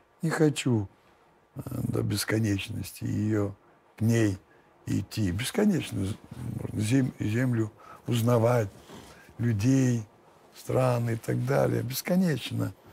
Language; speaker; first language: Russian; non-native, fluent; Lithuanian